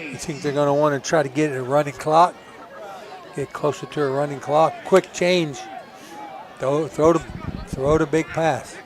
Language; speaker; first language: English; native; English